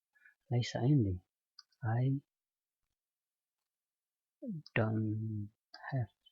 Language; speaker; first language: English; non-native, fluent; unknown